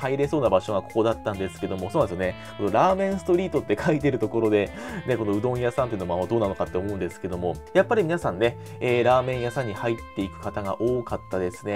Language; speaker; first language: Japanese; native; Japanese